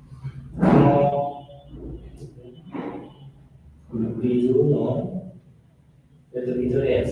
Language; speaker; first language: Japanese; non-native, learner; Bangla